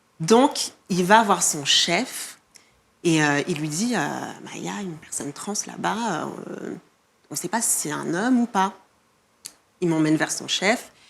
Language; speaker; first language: French; non-native, local second language; Malagasy